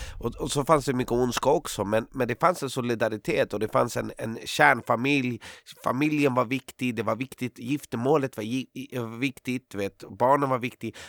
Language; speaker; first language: Swedish; native; Swedish